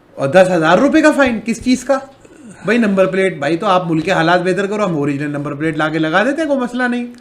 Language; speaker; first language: Urdu; native; Urdu